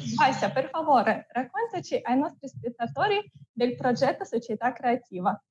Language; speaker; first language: Italian; non-native, fluent; Russian